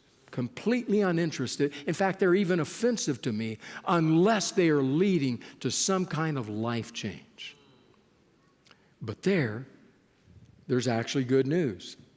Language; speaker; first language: English; native; English